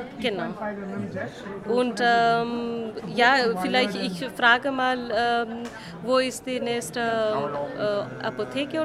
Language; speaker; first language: German; non-native, learner; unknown